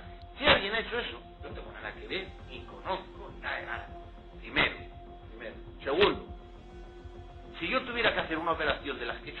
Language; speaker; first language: Spanish; native; Spanish